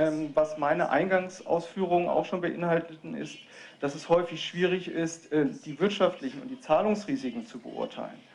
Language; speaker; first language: German; native; German